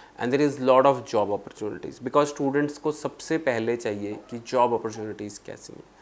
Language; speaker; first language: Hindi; non-native, local second language; Punjabi